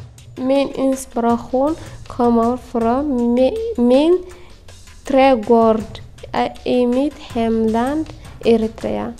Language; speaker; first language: Swedish; non-native, learner; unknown